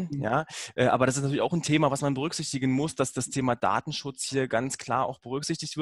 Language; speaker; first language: German; native; German